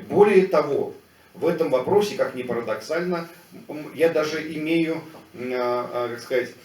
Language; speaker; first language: Russian; native; Russian